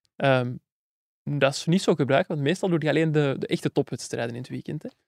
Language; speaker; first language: Dutch; native; Dutch